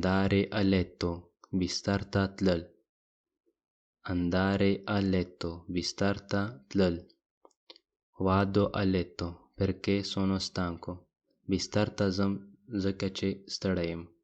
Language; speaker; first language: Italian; non-native, fluent; Pashto